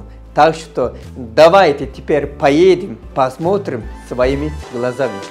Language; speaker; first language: Russian; non-native, fluent; Turkish